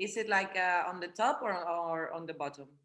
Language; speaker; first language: English; non-native, learner; Italian